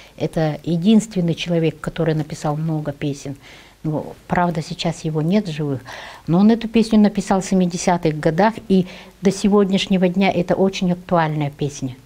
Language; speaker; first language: Russian; non-native, local second language; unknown